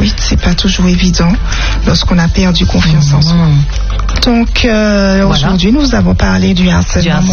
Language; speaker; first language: French; native; French